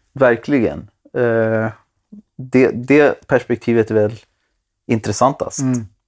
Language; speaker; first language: Swedish; early bilingual, other home language; Spanish